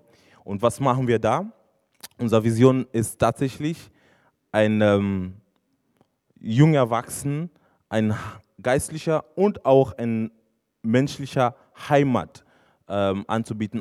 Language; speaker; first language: German; non-native, fluent; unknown